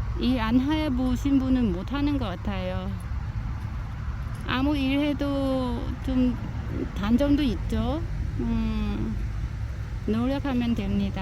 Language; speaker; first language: Korean; non-native, learner; Vietnamese